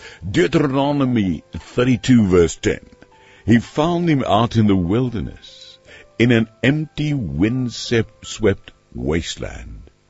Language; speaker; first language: English; non-native, local second language; Afrikaans